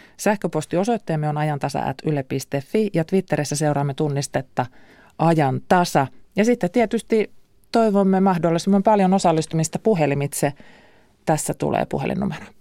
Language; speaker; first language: Finnish; native; Finnish